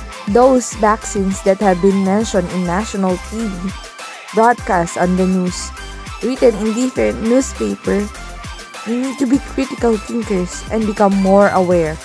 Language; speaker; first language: English; non-native, local second language; Filipino